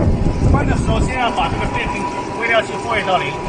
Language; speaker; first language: Chinese; native; Chinese